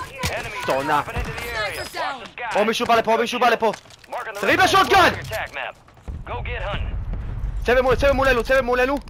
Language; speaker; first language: Hebrew; native; Hebrew